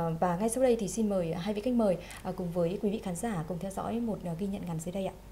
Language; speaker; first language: Vietnamese; native; Vietnamese